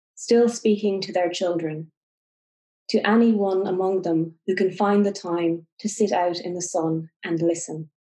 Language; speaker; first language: English; native; English